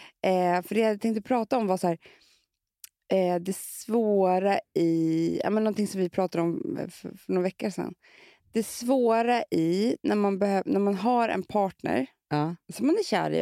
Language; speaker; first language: Swedish; native; Swedish